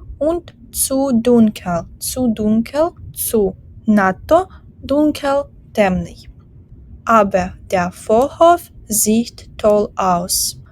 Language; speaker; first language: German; non-native, fluent; Ukrainian